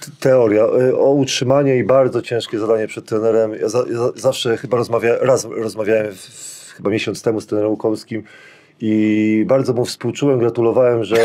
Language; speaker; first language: Polish; native; Polish